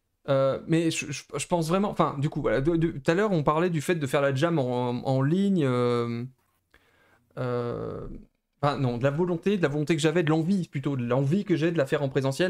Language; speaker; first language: French; native; French